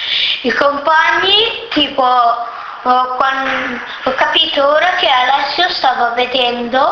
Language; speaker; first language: Italian; early bilingual, other home language; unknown